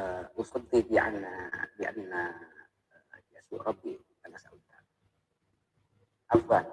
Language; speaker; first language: Arabic; non-native, learner; Indonesian